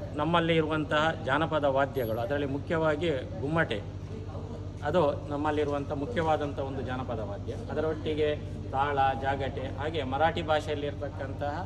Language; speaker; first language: Kannada; non-native, local second language; Marathi